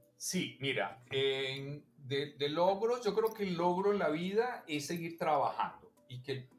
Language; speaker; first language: Spanish; native; Spanish